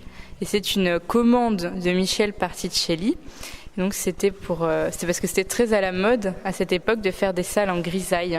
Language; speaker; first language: French; native; French